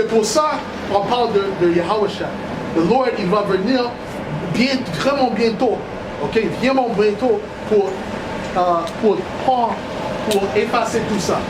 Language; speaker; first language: French; non-native, learner; English